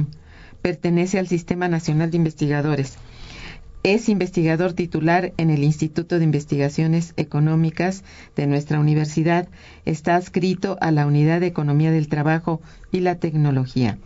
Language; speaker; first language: Spanish; native; Spanish